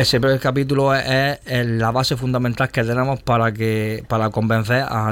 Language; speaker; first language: Spanish; native; Spanish